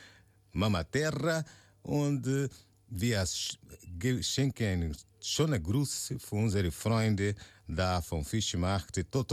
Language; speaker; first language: German; non-native, learner; Portuguese